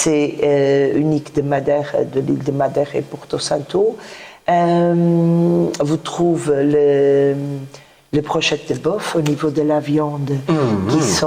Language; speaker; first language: French; non-native, fluent; Portuguese